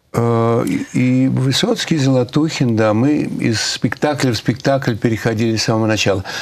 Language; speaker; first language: Russian; native; Russian